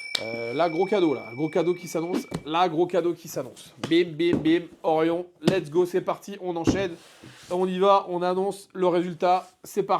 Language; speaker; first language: French; native; French